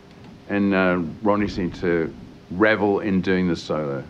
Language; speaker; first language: English; native; English